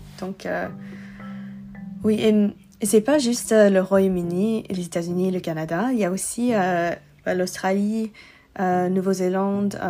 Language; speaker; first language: French; non-native, learner; English